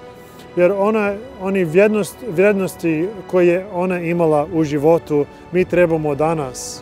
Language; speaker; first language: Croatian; non-native, learner; English